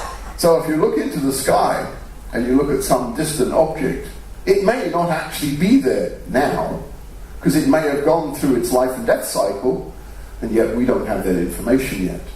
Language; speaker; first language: English; native; English